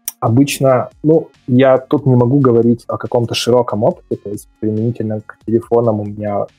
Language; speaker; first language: Russian; native; Russian